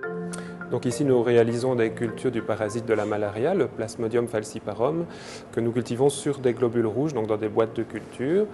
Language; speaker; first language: French; native; French